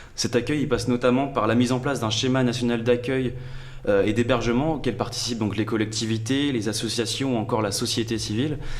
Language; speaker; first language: French; native; French